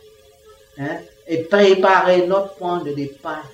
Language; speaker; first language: French; non-native, learner; Vietnamese